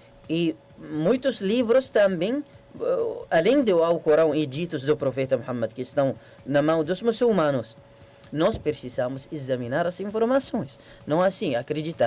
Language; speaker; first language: Portuguese; non-native, learner; Arabic